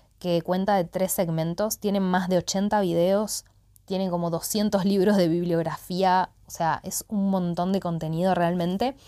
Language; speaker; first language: Spanish; native; Spanish